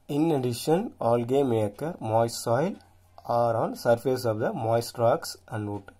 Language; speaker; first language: English; non-native, local second language; Tamil